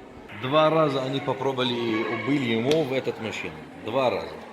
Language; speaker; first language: Russian; non-native, learner; Arabic